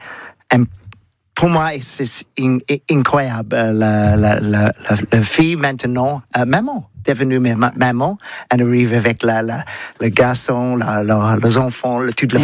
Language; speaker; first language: French; non-native, learner; English